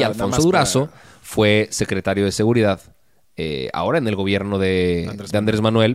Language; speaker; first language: Spanish; native; Spanish